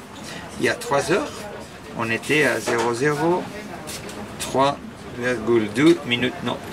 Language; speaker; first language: French; non-native, fluent; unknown